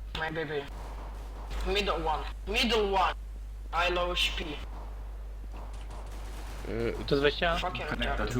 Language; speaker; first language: English; non-native, learner; Polish